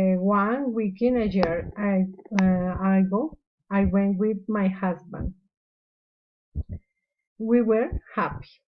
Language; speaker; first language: English; non-native, learner; Spanish